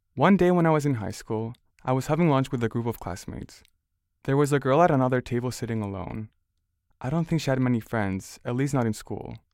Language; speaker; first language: English; early bilingual, other home language; Spanish